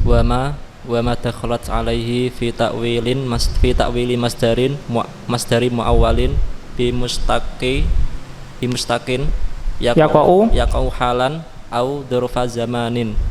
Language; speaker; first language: Arabic; non-native, learner; Indonesian